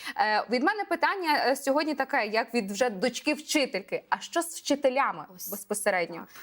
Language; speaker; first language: Ukrainian; native; Ukrainian